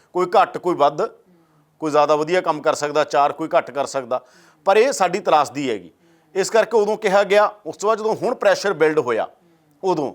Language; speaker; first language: Punjabi; native; Punjabi